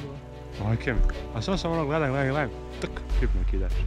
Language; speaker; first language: Serbian; native; Serbian